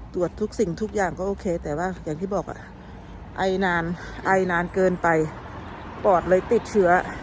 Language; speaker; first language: Thai; native; Thai